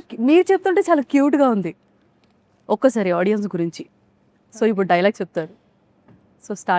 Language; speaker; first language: Telugu; native; Telugu